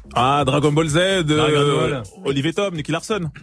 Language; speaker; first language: French; native; French